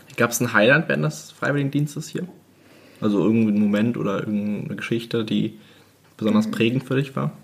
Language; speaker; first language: German; native; German